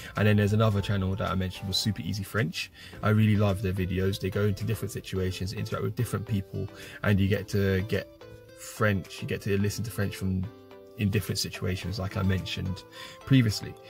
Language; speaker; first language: English; native; English